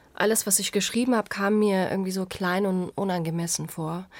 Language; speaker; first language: German; non-native, fluent; Persian